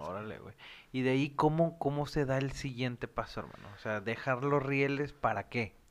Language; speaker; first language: Spanish; native; Spanish